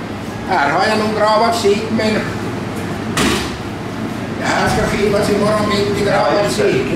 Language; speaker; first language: Swedish; native; Swedish